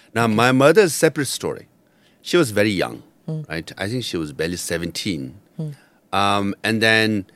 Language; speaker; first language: English; non-native, local second language; Nepali